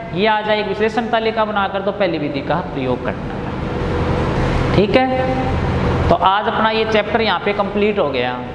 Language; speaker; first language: Hindi; native; Hindi